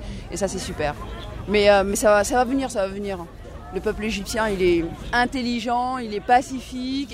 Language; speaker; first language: French; non-native, fluent; Arabic